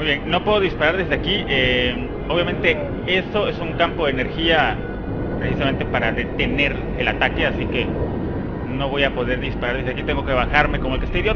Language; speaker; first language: Spanish; native; Spanish